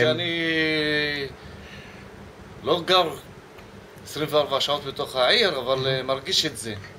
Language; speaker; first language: Hebrew; non-native, local second language; Arabic